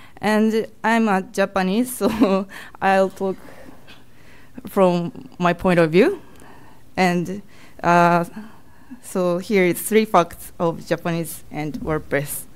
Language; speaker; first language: English; non-native, learner; Japanese